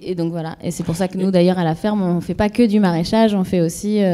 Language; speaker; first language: French; native; French